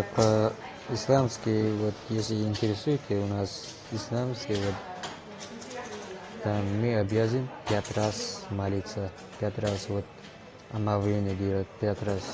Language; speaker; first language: Russian; non-native, learner; Tajik